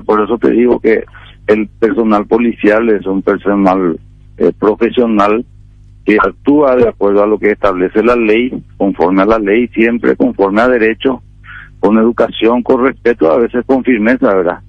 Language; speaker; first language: Spanish; native; Spanish